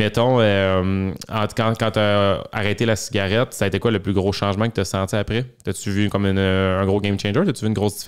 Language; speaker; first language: French; native; French